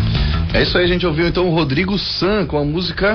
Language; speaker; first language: Portuguese; native; Portuguese